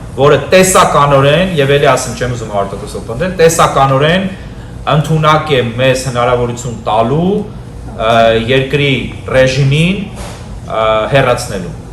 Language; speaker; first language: Armenian; native; Armenian